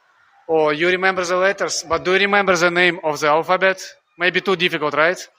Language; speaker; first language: English; non-native, fluent; Russian